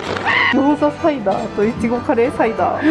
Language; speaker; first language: Japanese; native; Japanese